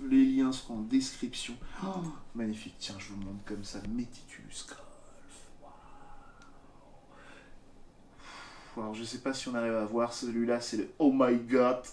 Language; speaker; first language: French; native; French